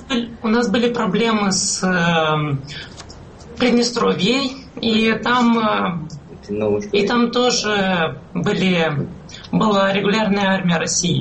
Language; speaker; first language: Russian; non-native, fluent; Romanian